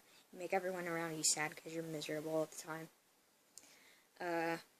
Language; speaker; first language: English; native; English